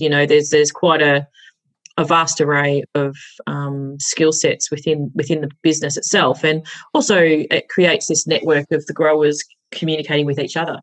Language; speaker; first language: English; native; English